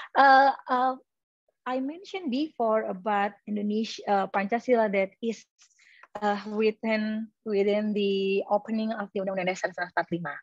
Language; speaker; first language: English; non-native, fluent; Indonesian